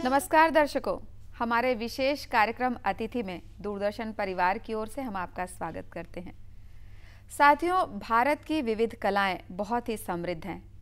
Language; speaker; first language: Hindi; native; Hindi